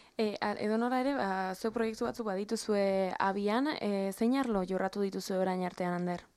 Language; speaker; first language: Basque; native; Basque